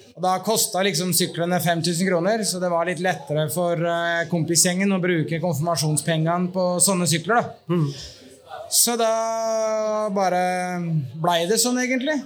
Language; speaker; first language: Norwegian; native; Norwegian